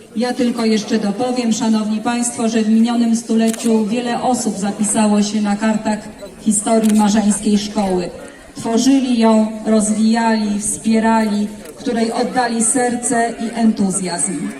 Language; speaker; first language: Polish; native; Polish